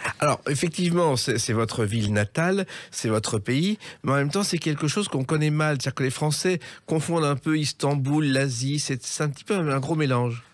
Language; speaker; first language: French; native; French